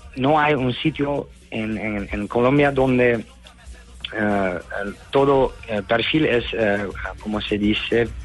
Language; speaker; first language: Spanish; non-native, learner; Dutch